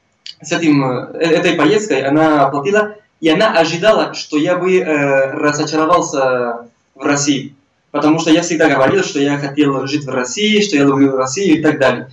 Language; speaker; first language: Russian; non-native, fluent; Spanish